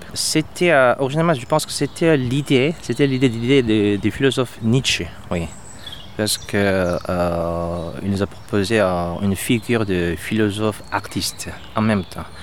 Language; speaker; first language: French; non-native, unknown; Korean